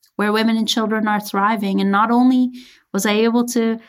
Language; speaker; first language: English; early bilingual, other home language; Persian